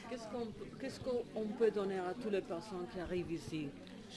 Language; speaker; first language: French; non-native, fluent; Spanish